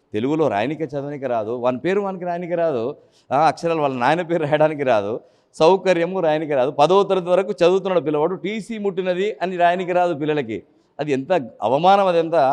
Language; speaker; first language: Telugu; native; Telugu